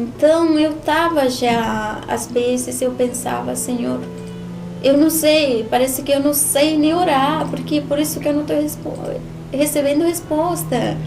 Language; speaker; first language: Portuguese; non-native, learner; Spanish